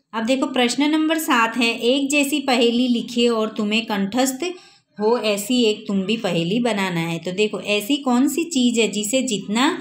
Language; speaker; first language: Hindi; non-native, local second language; Gujarati